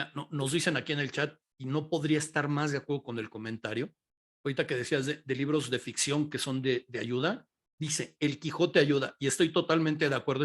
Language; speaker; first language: Spanish; native; Spanish